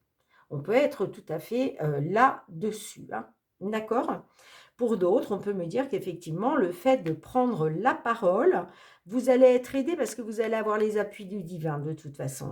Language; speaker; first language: French; native; French